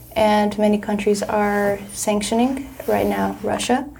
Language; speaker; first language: English; non-native, fluent; Turkish